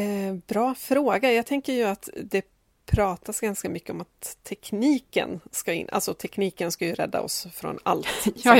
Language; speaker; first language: Swedish; native; Swedish